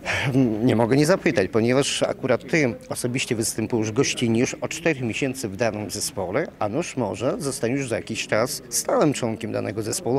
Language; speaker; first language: Polish; native; Polish